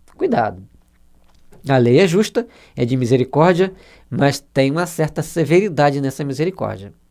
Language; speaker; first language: Portuguese; native; Portuguese